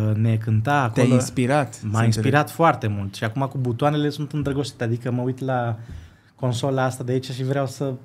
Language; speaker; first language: Romanian; early bilingual, heritage; Greek